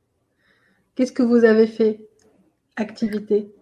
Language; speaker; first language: French; non-native, local second language; Arabic